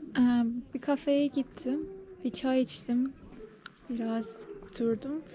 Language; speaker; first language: Turkish; non-native, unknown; Persian